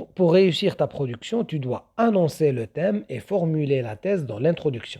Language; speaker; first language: French; non-native, local second language; Arabic